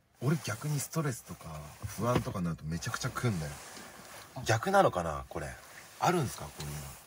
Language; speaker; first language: Japanese; native; Japanese